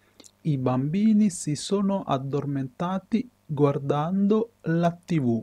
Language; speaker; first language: Italian; non-native, fluent; Sinhala